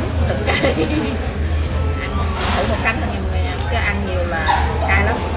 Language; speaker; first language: Vietnamese; native; Vietnamese